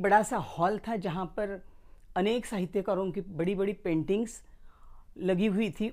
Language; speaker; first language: Hindi; native; Hindi